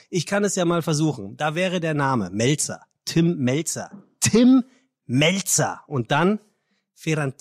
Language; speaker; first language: German; native; German